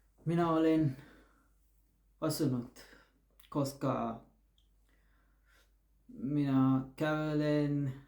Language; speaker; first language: Finnish; non-native, learner; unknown